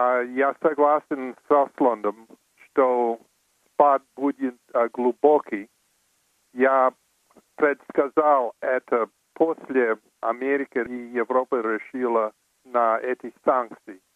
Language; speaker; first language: Russian; non-native, fluent; English